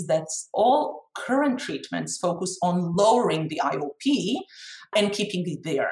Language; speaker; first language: English; non-native, fluent; Hebrew